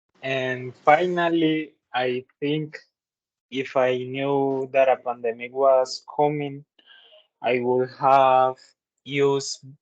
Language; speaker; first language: English; non-native, learner; Spanish